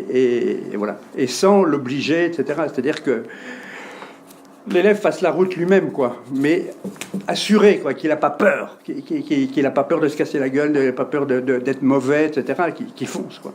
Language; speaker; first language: French; native; French